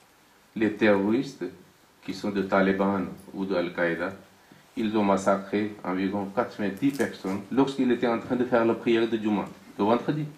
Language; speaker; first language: French; non-native, fluent; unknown